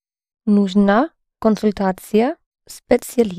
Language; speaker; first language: Russian; non-native, learner; English